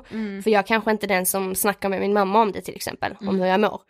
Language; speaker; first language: Swedish; native; Swedish